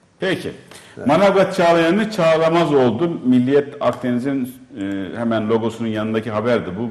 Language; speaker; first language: Turkish; native; Turkish